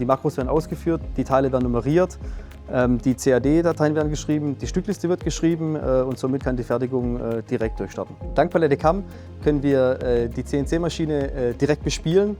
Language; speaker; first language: German; native; German